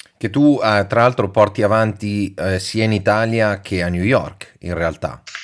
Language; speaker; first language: Italian; native; Italian